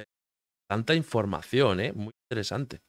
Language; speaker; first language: Spanish; native; Spanish